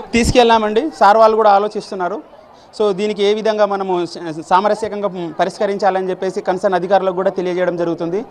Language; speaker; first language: Telugu; non-native, local second language; Lambadi